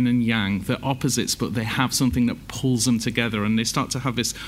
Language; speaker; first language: English; native; English